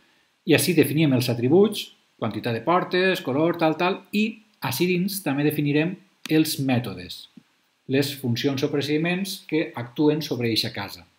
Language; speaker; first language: Catalan; native; Catalan